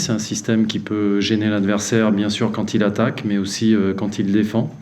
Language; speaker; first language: French; native; French